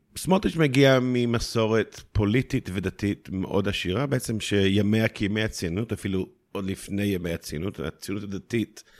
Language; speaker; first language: Hebrew; native; Hebrew